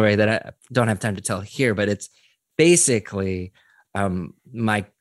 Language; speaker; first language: English; early bilingual, other home language; Korean